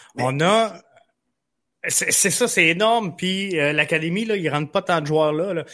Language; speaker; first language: French; native; French